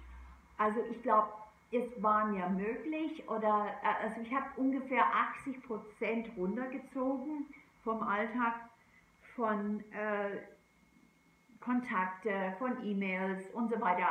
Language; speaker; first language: German; non-native, fluent; English